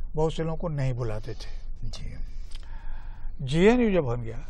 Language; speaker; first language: Hindi; native; Hindi